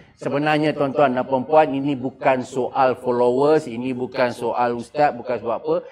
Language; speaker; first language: Malay; native; Malay